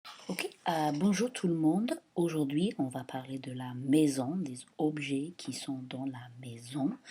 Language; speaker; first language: French; non-native, fluent; English